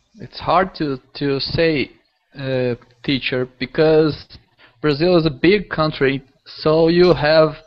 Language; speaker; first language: English; non-native, fluent; Portuguese